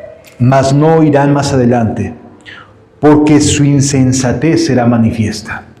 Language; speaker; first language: Spanish; native; Spanish